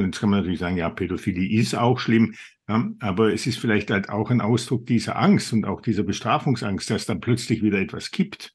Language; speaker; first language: German; native; German